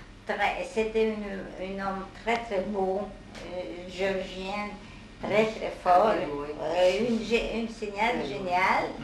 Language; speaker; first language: French; non-native, fluent; Hungarian